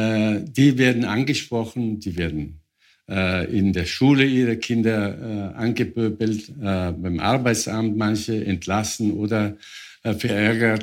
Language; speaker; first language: German; non-native, fluent; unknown